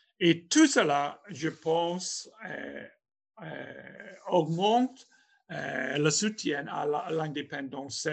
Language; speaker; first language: French; non-native, fluent; English